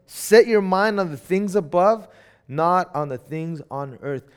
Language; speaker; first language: English; early bilingual, other home language; Spanish